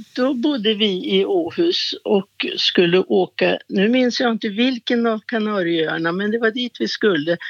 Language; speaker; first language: Swedish; native; Swedish